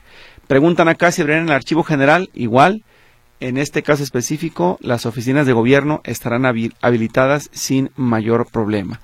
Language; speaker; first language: Spanish; native; Spanish